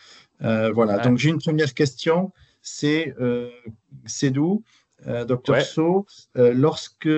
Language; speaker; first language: French; native; French